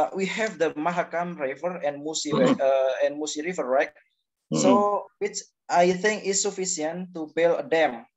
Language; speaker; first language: English; non-native, learner; Indonesian